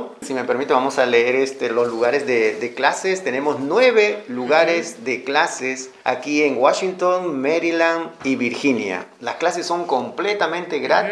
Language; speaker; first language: Spanish; native; Spanish